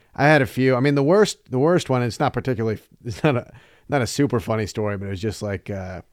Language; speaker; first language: English; native; English